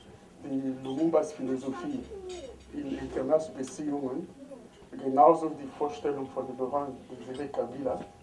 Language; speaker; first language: German; non-native, fluent; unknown